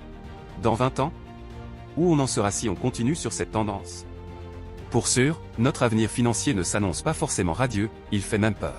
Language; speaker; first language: French; native; French